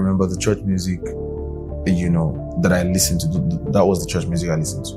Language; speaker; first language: English; non-native, local second language; Yoruba